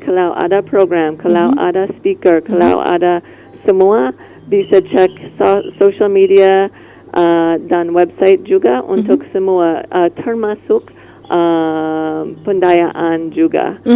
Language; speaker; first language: Indonesian; non-native, learner; English